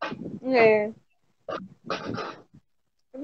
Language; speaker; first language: Portuguese; native; Portuguese